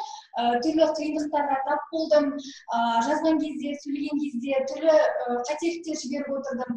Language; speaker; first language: Kazakh; non-native, local second language; Russian